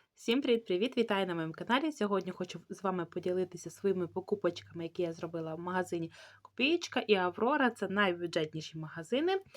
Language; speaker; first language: Ukrainian; native; Ukrainian